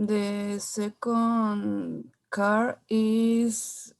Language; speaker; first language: English; non-native, learner; Spanish